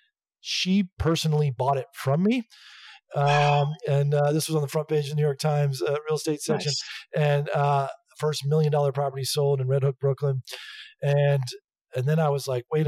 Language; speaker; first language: English; native; English